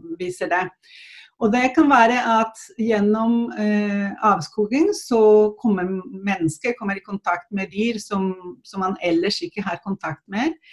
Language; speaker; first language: Norwegian; non-native, fluent; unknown